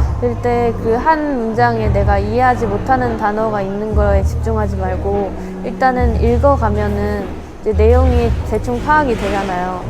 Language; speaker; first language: Korean; early bilingual, heritage; Korean